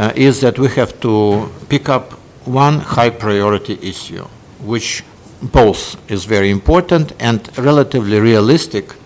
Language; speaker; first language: English; non-native, fluent; Russian